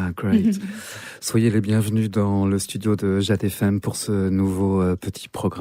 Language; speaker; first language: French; native; French